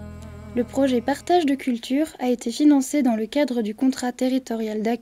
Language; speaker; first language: French; native; French